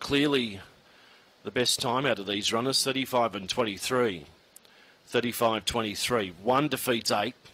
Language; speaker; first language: English; native; English